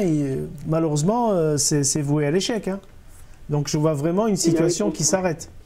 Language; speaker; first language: French; native; French